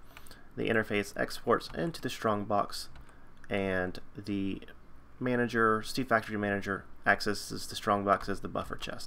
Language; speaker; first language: English; native; English